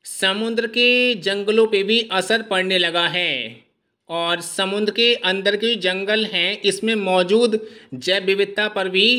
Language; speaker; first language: Hindi; native; Hindi